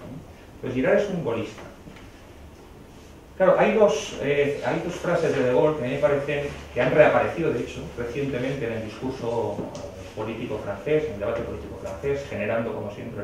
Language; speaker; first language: Spanish; native; Spanish